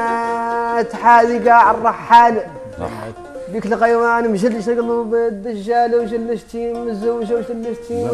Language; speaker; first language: Arabic; native; Arabic